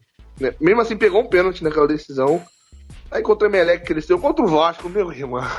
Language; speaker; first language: Portuguese; native; Portuguese